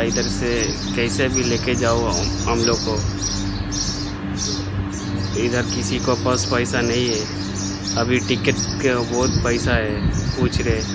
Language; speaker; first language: Hindi; non-native, local second language; Malayalam